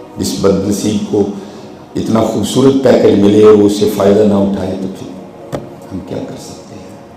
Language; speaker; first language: Urdu; non-native, local second language; Punjabi